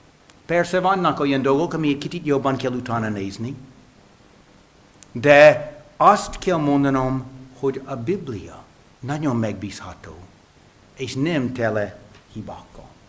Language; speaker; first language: Hungarian; non-native, fluent; English